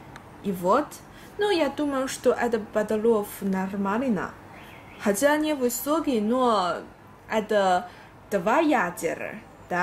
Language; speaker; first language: Russian; non-native, learner; Chinese